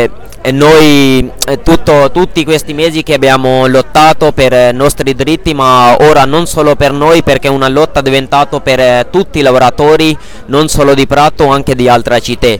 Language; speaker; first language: Italian; non-native, learner; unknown